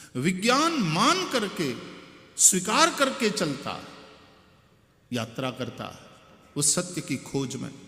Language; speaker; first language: Hindi; non-native, local second language; Gujarati